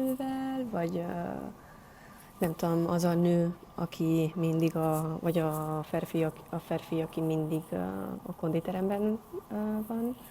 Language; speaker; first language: Hungarian; non-native, learner; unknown